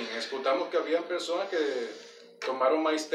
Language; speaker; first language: Portuguese; non-native, learner; Spanish